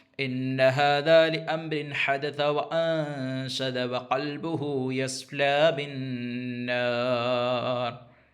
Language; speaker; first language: Arabic; non-native, fluent; Malayalam